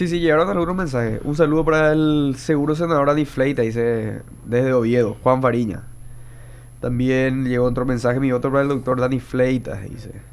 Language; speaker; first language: Spanish; native; Spanish